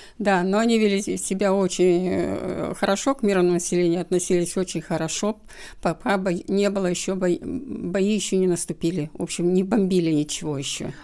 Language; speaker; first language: Russian; native; Russian